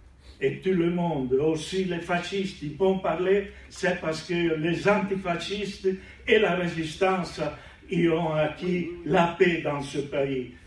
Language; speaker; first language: French; non-native, fluent; Italian